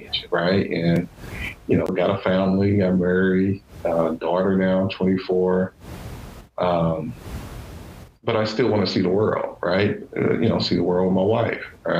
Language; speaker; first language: English; native; English